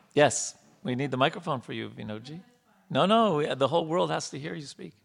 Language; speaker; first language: English; native; English